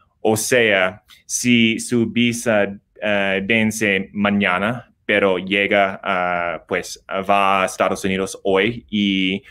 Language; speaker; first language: Spanish; non-native, learner; English